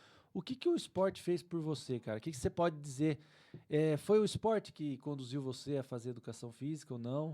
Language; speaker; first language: Portuguese; native; Portuguese